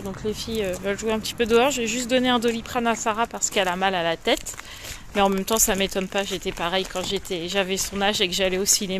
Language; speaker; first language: French; native; French